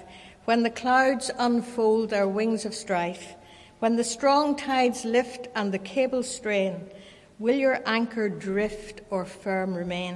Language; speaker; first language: English; native; English